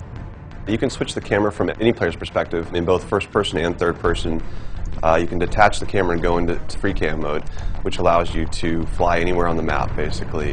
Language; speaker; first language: English; native; English